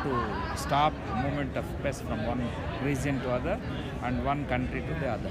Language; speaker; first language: English; non-native, local second language; Telugu